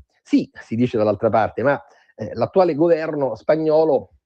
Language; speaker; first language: Italian; native; Italian